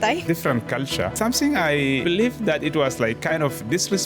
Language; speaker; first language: English; non-native, fluent; Arabic